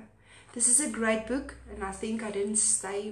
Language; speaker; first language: English; non-native, local second language; Afrikaans